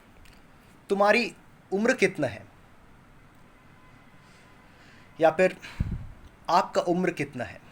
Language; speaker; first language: Hindi; non-native, local second language; Kannada